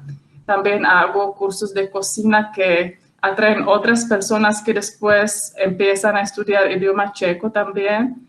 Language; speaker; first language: Spanish; non-native, fluent; Czech